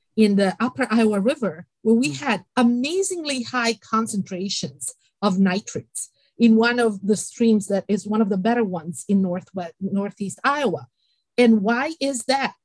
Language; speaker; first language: English; non-native, fluent; Italian